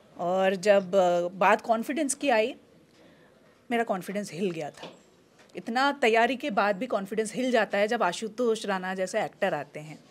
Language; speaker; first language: Hindi; non-native, local second language; Bangla